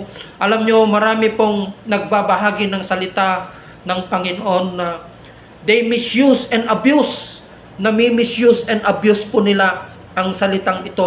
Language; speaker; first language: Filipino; native; Filipino